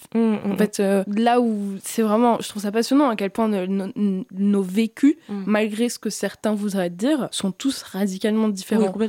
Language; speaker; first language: French; native; French